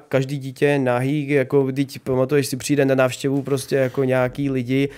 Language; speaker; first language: Czech; early bilingual, other home language; Ukrainian